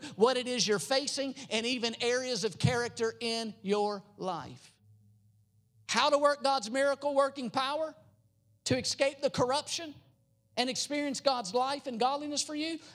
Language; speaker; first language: English; native; English